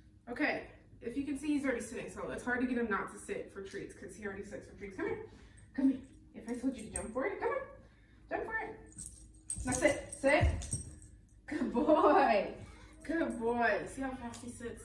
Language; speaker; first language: English; native; English